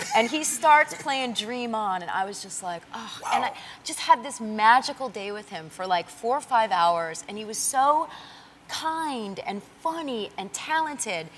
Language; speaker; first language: English; native; English